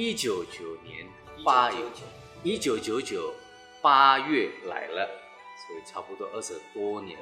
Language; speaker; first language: Chinese; non-native, fluent; Indonesian